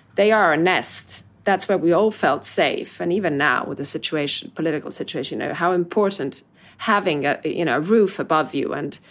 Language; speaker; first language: English; non-native, fluent; Italian